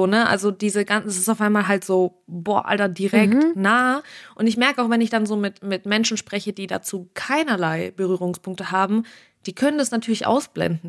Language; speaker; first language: German; early bilingual, other home language; Russian